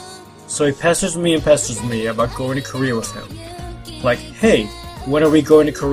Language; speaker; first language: English; native; English